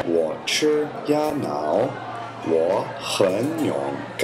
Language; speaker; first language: Chinese; non-native, learner; English